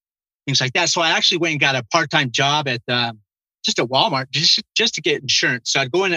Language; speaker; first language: English; native; English